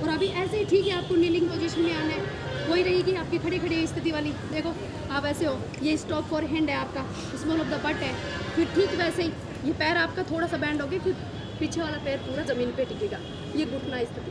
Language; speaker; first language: Hindi; native; Hindi